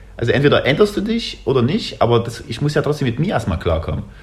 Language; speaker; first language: German; early bilingual, other home language; Russian